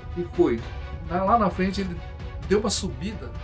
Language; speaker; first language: Portuguese; non-native, local second language; Japanese